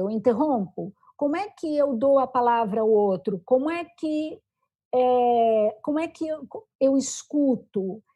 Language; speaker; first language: Portuguese; native; Portuguese